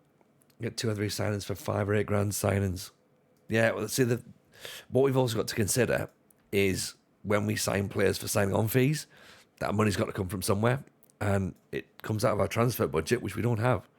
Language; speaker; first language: English; native; English